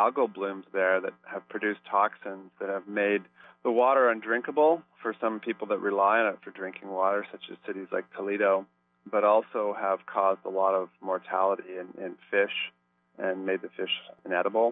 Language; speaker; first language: English; native; English